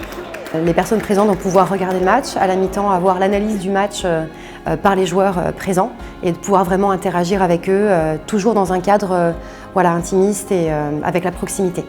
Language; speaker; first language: French; native; French